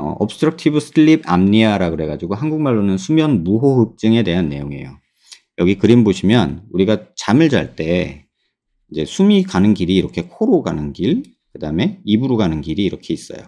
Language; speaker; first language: Korean; native; Korean